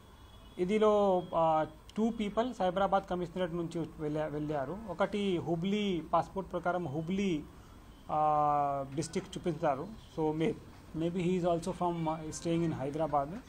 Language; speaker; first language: Telugu; non-native, local second language; Urdu